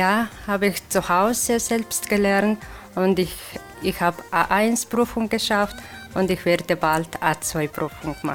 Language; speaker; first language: German; non-native, learner; Mongolian